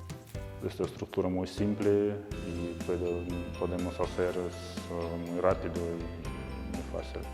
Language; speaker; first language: Spanish; non-native, learner; Russian